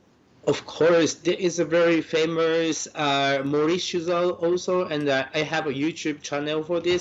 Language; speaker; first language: English; non-native, fluent; Japanese